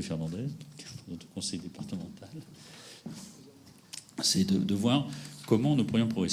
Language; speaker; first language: French; native; French